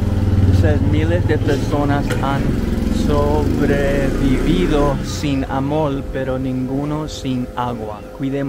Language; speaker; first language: Spanish; non-native, learner; English